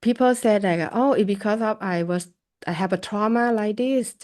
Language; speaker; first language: English; non-native, fluent; Thai